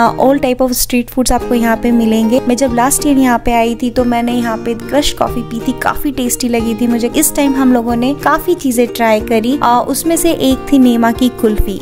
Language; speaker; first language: Hindi; native; Hindi